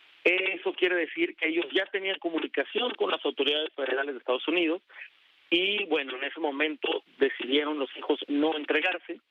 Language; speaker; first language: Spanish; native; Spanish